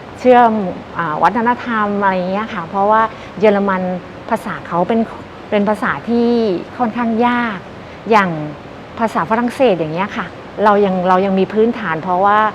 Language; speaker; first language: Thai; native; Thai